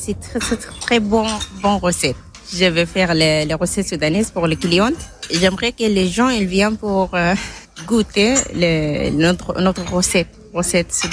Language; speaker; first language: French; non-native, learner; Arabic